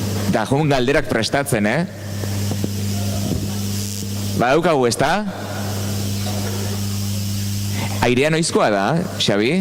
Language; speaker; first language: Basque; native; Basque